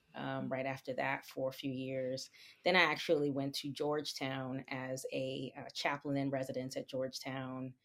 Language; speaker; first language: English; native; English